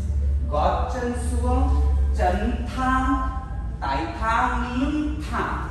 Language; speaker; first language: Vietnamese; non-native, learner; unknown